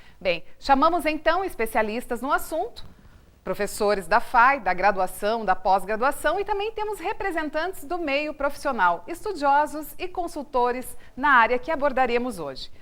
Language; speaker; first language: Portuguese; native; Portuguese